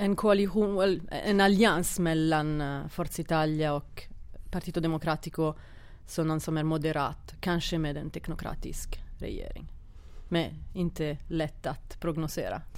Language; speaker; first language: Swedish; non-native, fluent; Italian